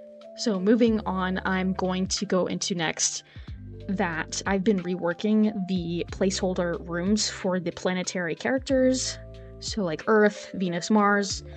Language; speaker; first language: English; native; English